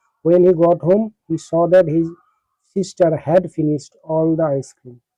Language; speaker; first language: English; non-native, local second language; Bangla